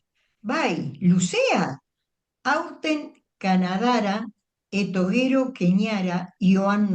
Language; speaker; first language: Basque; non-native, learner; Spanish